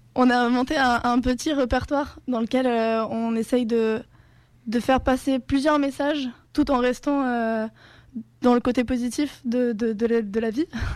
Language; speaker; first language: French; non-native, fluent; Spanish